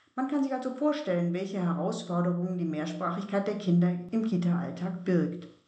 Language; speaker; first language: German; native; German